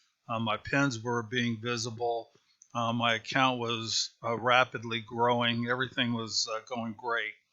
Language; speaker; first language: English; native; English